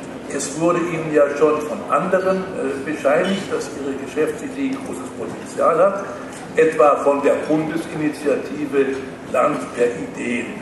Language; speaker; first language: German; native; German